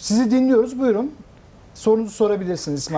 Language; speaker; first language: Turkish; native; Turkish